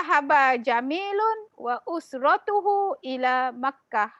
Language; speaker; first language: Arabic; non-native, learner; Malay